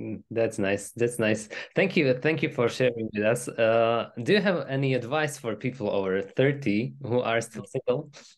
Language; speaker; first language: English; non-native, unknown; Slovak